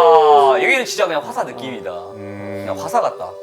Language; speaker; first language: Korean; native; Korean